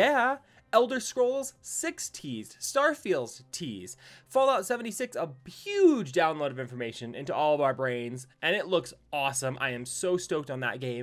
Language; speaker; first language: English; native; English